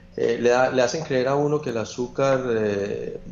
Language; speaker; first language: Spanish; native; Spanish